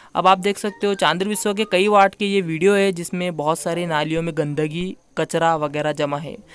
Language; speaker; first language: Hindi; non-native, local second language; Urdu